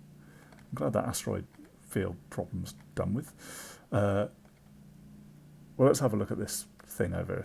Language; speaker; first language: English; native; English